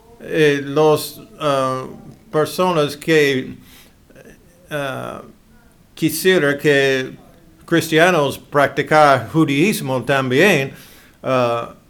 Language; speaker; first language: Spanish; non-native, learner; English